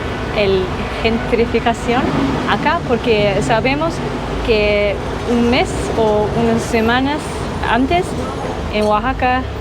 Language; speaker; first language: Spanish; non-native, learner; English